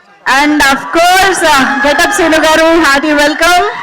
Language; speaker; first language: Telugu; native; Telugu